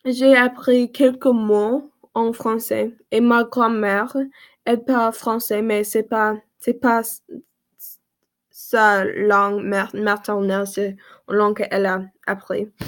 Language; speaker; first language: French; non-native, learner; English